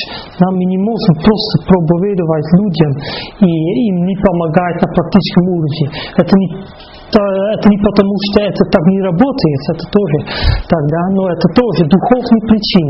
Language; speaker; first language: Russian; non-native, fluent; Dutch